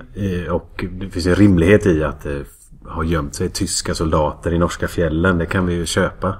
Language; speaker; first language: Swedish; native; Swedish